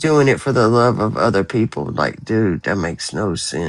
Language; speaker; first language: English; native; English